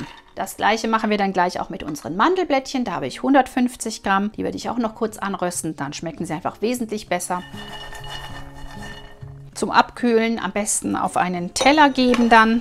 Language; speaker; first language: German; native; German